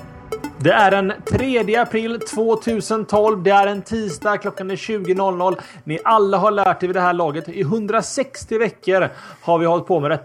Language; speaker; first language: Swedish; native; Swedish